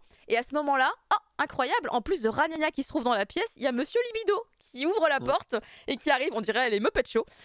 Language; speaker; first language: French; native; French